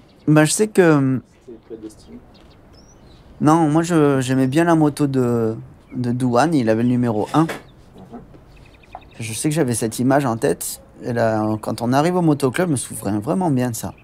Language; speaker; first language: French; native; French